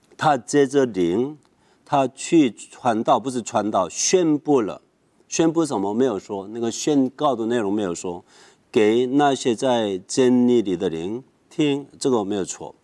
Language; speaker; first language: Chinese; non-native, fluent; Korean